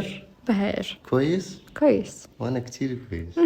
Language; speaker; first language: Arabic; non-native, learner; Amharic